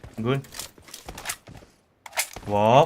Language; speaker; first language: Arabic; native; Arabic